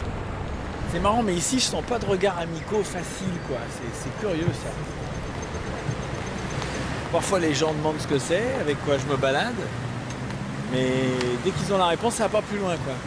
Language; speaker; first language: French; native; French